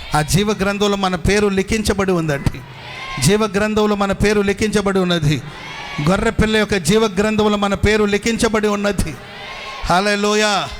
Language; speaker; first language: Telugu; native; Telugu